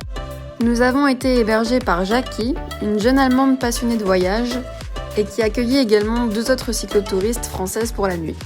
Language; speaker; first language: French; native; French